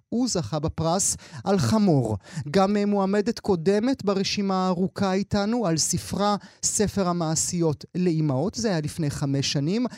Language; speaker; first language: Hebrew; native; Hebrew